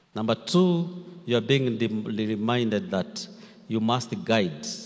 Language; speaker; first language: English; non-native, local second language; Swahili